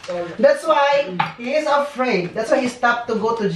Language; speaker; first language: English; non-native, learner; Filipino